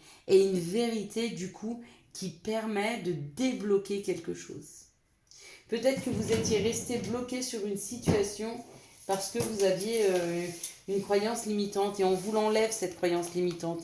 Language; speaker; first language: French; native; French